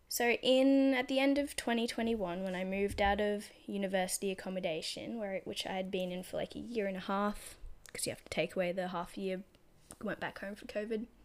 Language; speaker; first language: English; native; English